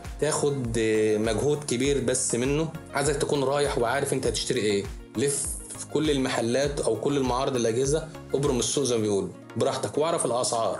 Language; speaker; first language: Arabic; native; Arabic